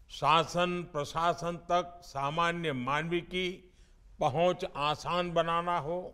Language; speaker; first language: Hindi; non-native, local second language; Gujarati